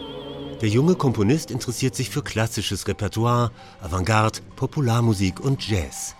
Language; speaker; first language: German; native; German